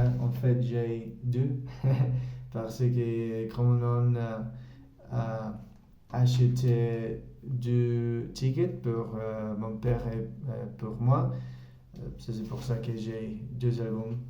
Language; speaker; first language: French; non-native, learner; Spanish